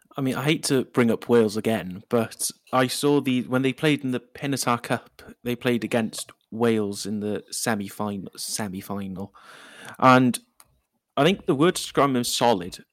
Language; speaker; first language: English; native; English